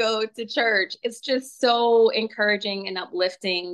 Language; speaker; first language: English; native; English